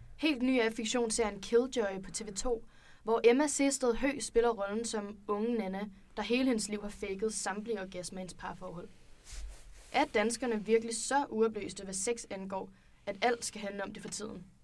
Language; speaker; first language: Danish; native; Danish